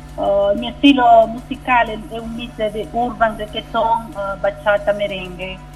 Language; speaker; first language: Italian; non-native, fluent; Spanish